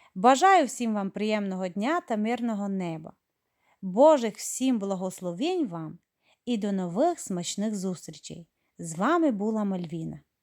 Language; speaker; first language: Ukrainian; native; Ukrainian